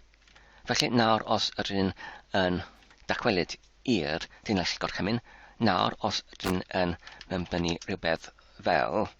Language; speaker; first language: Welsh; non-native, learner; English